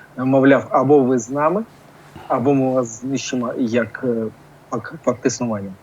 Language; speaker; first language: Ukrainian; non-native, local second language; Russian